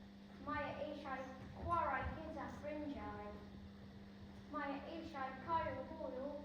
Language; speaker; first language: Welsh; non-native, local second language; English